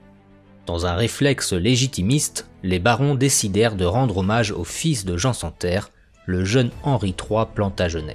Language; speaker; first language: French; native; French